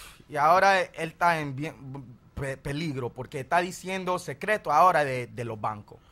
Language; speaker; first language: Spanish; early bilingual, heritage; Spanish